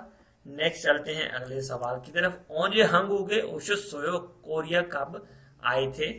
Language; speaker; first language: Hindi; non-native, local second language; Punjabi